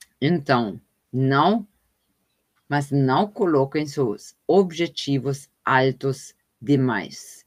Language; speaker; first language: Portuguese; non-native, fluent; German